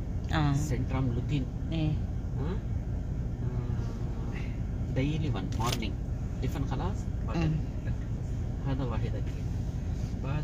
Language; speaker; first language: Arabic; non-native, learner; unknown